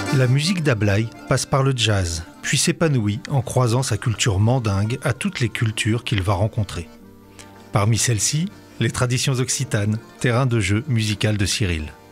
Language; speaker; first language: French; native; French